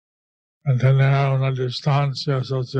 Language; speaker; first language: Spanish; non-native, learner; English